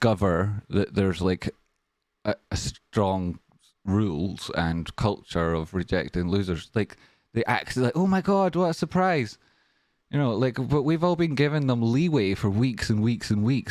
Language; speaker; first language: English; native; English